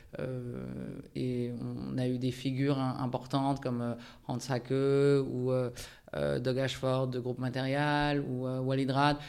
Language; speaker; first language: French; early bilingual, other home language; Japanese